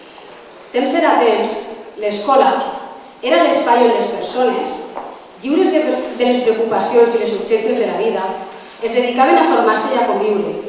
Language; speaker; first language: Catalan; native; Catalan